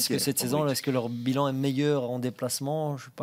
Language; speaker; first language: French; native; French